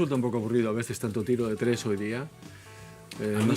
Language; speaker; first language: Spanish; native; Spanish